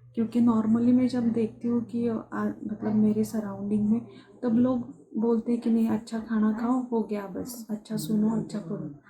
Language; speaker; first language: Hindi; non-native, local second language; Marathi